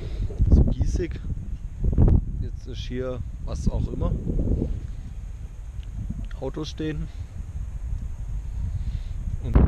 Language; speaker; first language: German; native; German